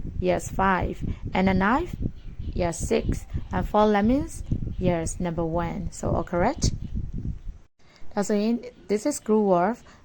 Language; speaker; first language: English; non-native, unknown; Burmese